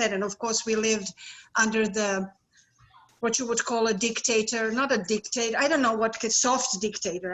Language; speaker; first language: English; non-native, fluent; Serbian